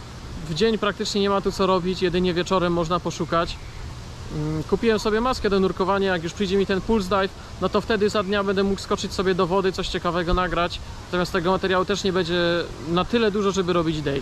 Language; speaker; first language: Polish; native; Polish